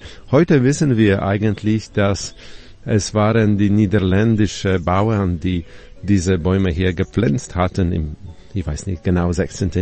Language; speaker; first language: German; non-native, fluent; Polish